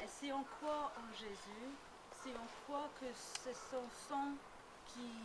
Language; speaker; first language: French; non-native, learner; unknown